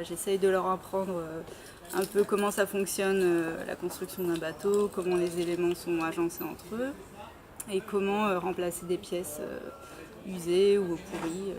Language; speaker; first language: French; native; French